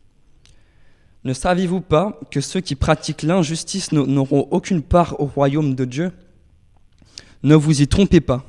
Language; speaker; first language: French; native; French